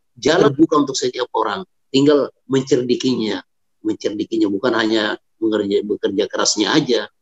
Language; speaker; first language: Indonesian; non-native, local second language; Batak Toba